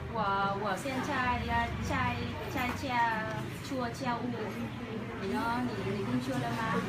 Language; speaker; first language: Chinese; non-native, learner; Vietnamese